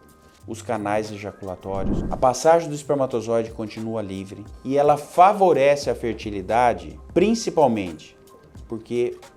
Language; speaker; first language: Portuguese; native; Portuguese